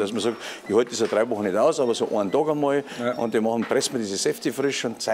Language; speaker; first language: German; native; German